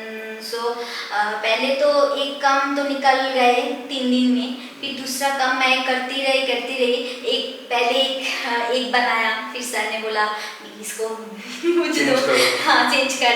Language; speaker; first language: Hindi; non-native, local second language; Bangla